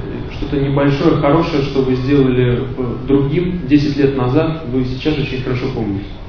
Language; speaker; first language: Russian; native; Russian